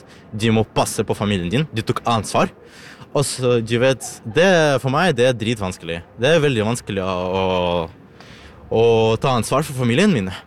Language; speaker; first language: Swedish; non-native, learner; Ukrainian